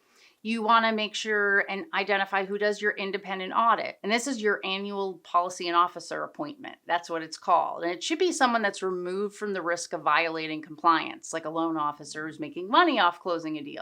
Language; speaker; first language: English; native; English